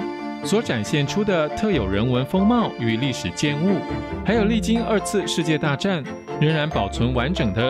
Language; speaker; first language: Chinese; native; Chinese